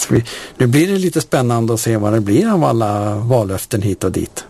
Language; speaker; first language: Swedish; native; Swedish